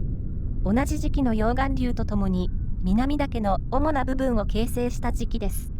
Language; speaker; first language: Japanese; native; Japanese